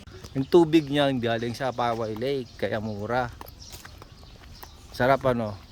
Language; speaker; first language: Filipino; non-native, local second language; Iloko